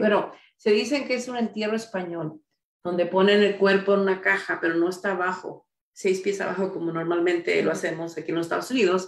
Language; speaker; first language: Spanish; early bilingual, heritage; Spanish